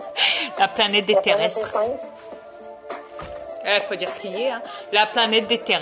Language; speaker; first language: French; native; French